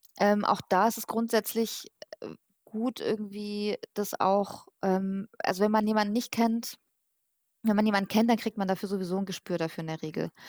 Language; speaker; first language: German; early bilingual, other home language; Persian